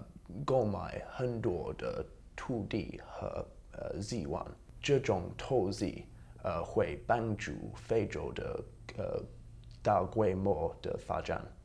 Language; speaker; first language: Chinese; non-native, learner; English